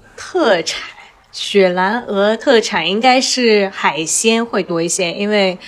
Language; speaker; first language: Chinese; native; Chinese